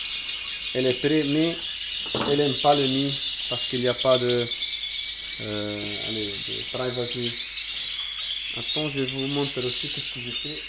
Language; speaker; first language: French; non-native, learner; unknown